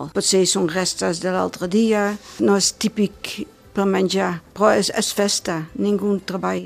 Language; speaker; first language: Catalan; non-native, learner; Dutch